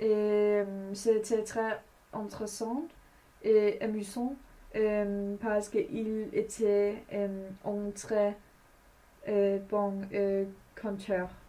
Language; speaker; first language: French; non-native, learner; Danish